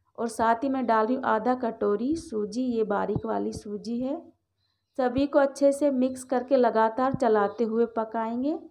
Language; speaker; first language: Hindi; native; Hindi